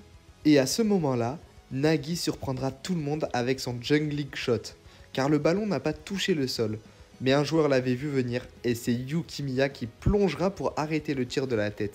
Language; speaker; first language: French; native; French